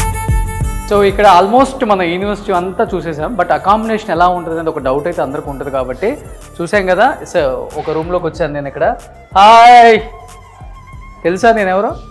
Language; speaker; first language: Telugu; native; Telugu